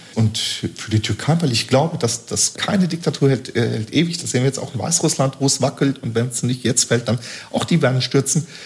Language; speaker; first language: German; early bilingual, other home language; Turkish